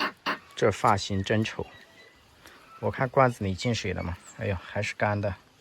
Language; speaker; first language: Chinese; native; Chinese